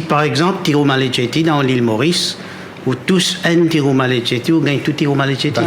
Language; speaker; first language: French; non-native, local second language; Morisyen